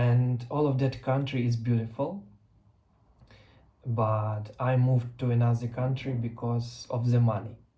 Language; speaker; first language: English; non-native, learner; Russian